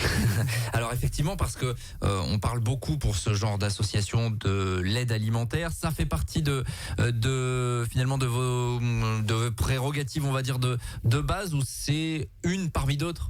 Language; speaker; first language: French; native; French